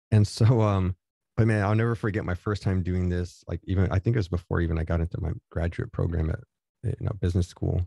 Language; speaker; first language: English; native; English